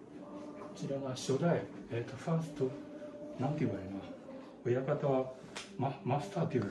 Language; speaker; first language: Japanese; native; Japanese